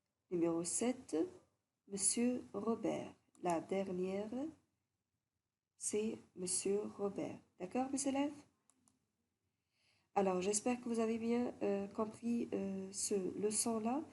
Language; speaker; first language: French; non-native, fluent; Arabic